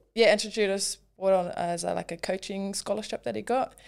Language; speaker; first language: English; native; English